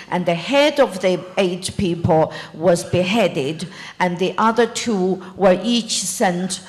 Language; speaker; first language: English; non-native, fluent; Chinese